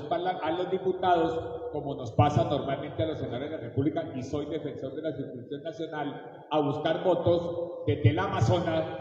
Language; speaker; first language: Spanish; native; Spanish